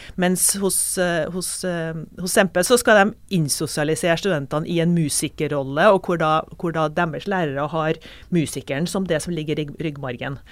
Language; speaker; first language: Norwegian; native; Norwegian